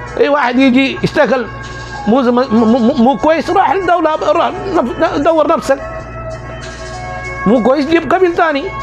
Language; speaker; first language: Arabic; non-native, learner; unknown